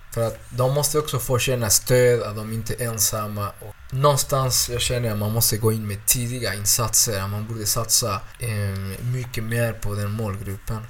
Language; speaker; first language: Swedish; non-native, fluent; Spanish